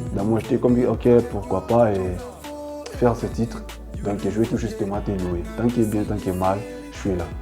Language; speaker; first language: French; non-native, local second language; Lingala